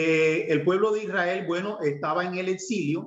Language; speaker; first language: Spanish; native; Spanish